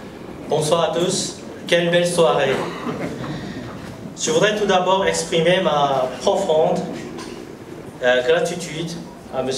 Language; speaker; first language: French; non-native, fluent; Korean